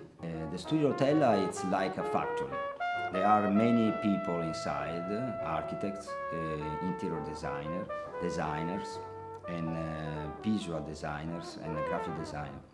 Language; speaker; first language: English; non-native, learner; Italian